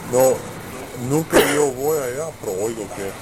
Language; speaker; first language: Spanish; non-native, learner; English